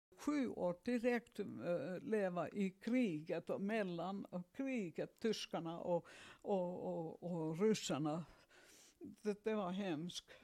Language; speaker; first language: Swedish; non-native, fluent; Finnish